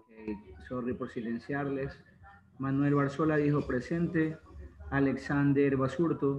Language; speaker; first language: Spanish; native; Spanish